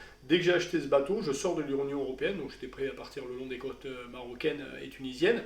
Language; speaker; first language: French; native; French